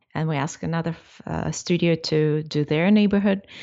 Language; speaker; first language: English; non-native, fluent; Russian